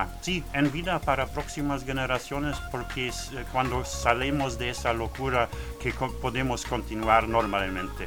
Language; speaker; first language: Spanish; non-native, learner; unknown